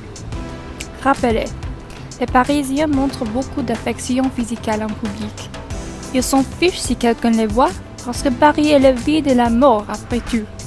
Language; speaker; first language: French; non-native, learner; English